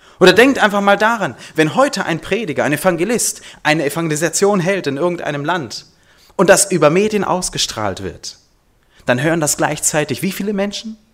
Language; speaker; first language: German; early bilingual, heritage; German